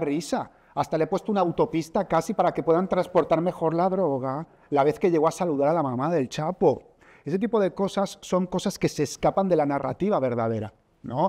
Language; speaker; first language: Spanish; native; Spanish